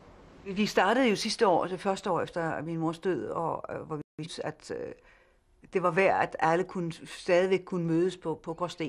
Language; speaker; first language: Danish; native; Danish